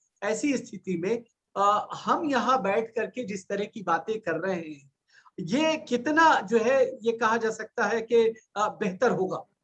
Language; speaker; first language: Hindi; native; Hindi